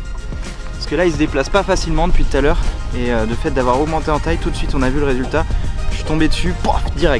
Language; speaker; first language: French; native; French